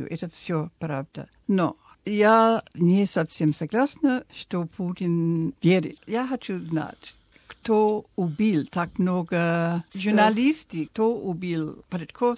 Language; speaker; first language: Russian; non-native, fluent; English